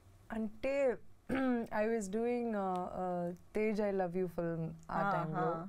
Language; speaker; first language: Telugu; non-native, fluent; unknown